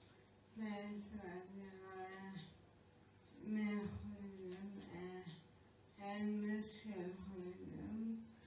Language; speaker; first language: Swedish; non-native, fluent; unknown